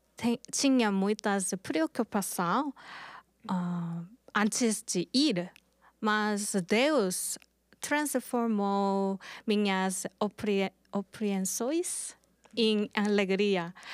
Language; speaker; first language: Portuguese; non-native, learner; Korean